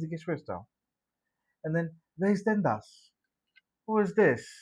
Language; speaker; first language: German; non-native, fluent; Malayalam